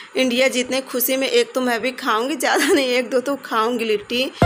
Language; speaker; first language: Hindi; native; Hindi